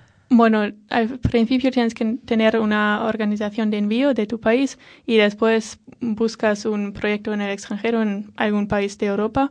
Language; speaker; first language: Spanish; non-native, fluent; German